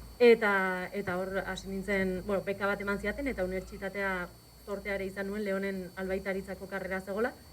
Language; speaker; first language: Basque; native; Basque